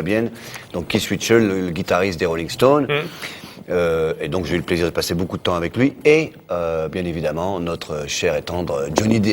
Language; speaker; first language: French; native; French